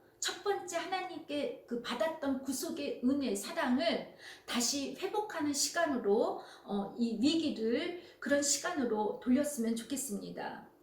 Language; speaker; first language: Korean; native; Korean